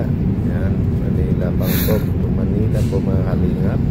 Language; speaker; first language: Filipino; non-native, learner; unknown